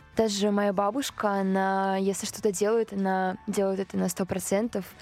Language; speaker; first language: Russian; early bilingual, other home language; Japanese